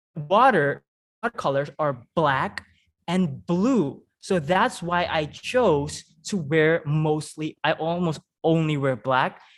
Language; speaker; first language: English; non-native, fluent; Dutch